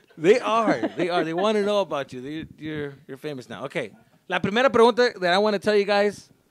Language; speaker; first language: English; early bilingual, other home language; Spanish